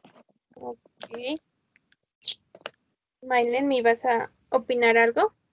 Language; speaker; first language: Spanish; native; Spanish